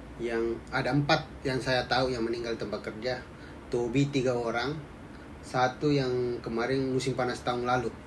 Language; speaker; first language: Indonesian; native; Indonesian